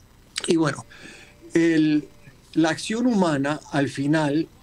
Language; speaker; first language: Spanish; native; Spanish